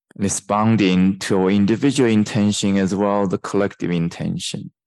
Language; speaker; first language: English; non-native, fluent; Chinese